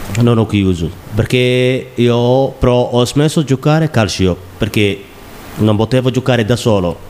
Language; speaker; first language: Italian; non-native, learner; Somali